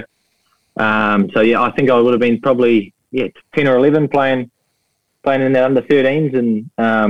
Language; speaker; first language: English; native; English